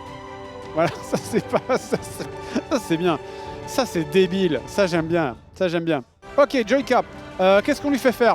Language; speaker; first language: French; native; French